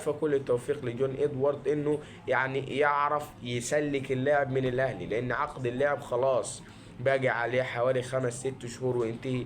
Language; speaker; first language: Arabic; native; Arabic